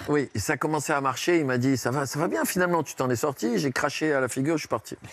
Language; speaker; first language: French; early bilingual, heritage; French